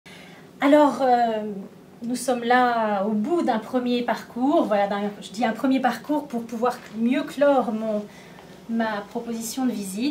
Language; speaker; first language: French; native; French